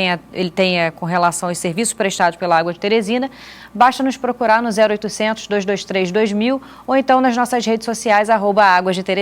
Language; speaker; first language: Portuguese; native; Portuguese